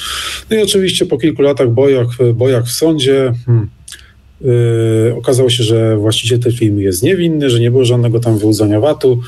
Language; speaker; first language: Polish; native; Polish